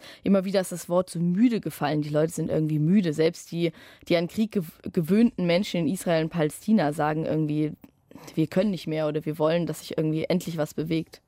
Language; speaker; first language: German; native; German